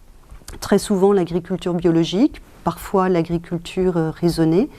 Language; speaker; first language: French; native; French